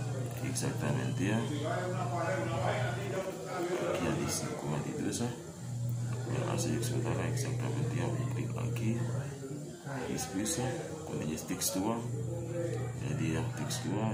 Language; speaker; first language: Spanish; non-native, learner; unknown